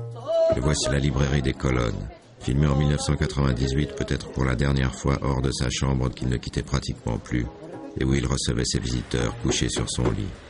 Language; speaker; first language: French; native; French